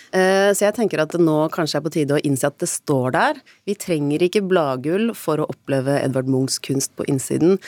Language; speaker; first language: Norwegian; native; Norwegian